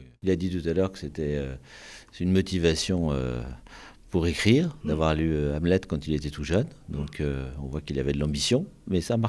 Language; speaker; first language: French; native; French